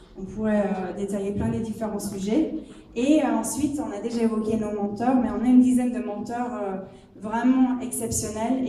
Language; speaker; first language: French; non-native, fluent; English